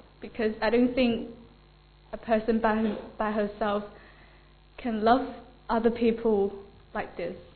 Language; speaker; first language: English; non-native, fluent; Chinese